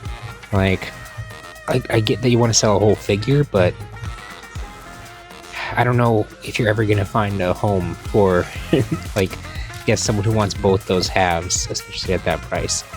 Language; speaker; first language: English; native; English